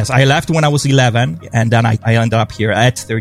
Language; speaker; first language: English; non-native, fluent; Polish